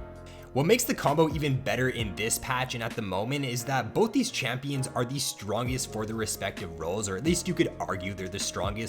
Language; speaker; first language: English; native; English